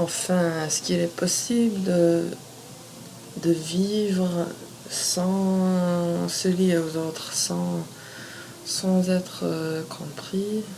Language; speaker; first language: French; non-native, fluent; English